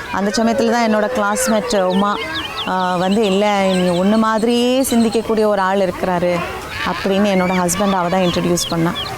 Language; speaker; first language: Tamil; native; Tamil